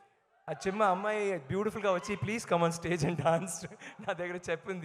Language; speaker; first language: Telugu; non-native, learner; Tamil